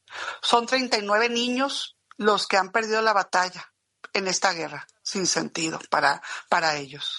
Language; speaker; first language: Spanish; native; Spanish